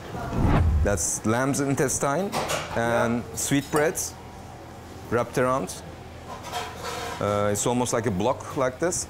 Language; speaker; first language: English; non-native, fluent; Turkish